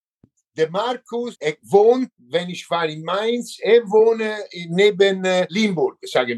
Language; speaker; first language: German; non-native, learner; Italian